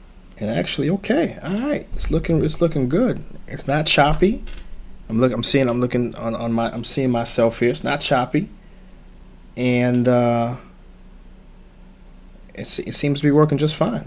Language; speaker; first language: English; early bilingual, other home language; Haitian Creole